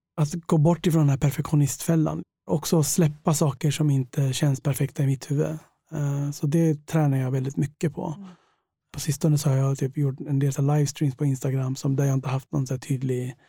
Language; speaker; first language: Swedish; early bilingual, other home language; Tigrinya